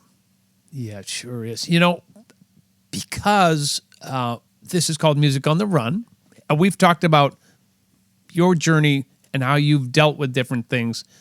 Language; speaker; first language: English; native; English